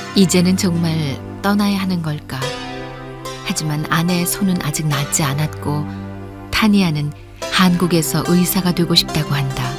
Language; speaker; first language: Korean; native; Korean